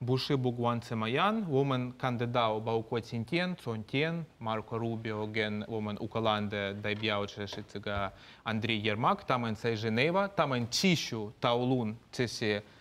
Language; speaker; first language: Chinese; non-native, fluent; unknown